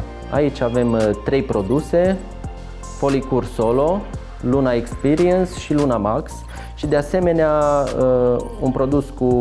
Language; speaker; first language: Romanian; native; Romanian